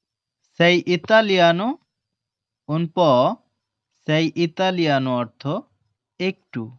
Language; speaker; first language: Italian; non-native, learner; Bangla